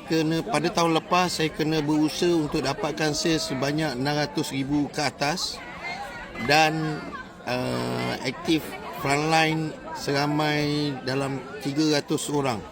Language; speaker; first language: Malay; native; Malay